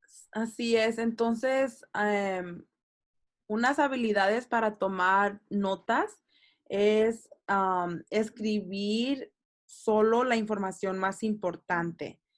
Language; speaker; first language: Spanish; early bilingual, heritage; Spanish